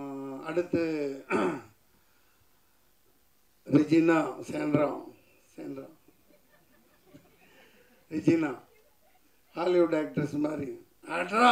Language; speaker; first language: Tamil; native; Tamil